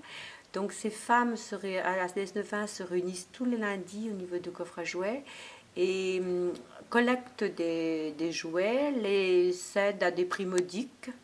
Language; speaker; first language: French; native; French